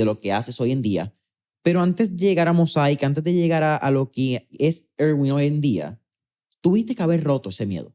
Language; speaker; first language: Spanish; native; Spanish